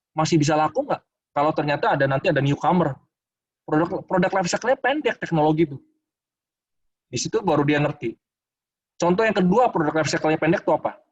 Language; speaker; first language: Indonesian; native; Indonesian